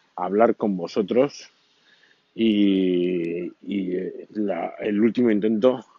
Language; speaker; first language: Spanish; native; Spanish